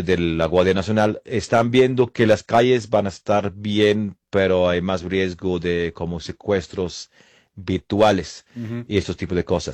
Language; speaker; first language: Spanish; non-native, fluent; English